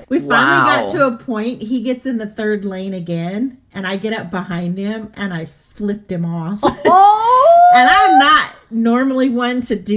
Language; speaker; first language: English; native; English